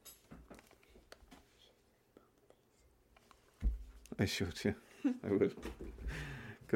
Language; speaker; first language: English; native; English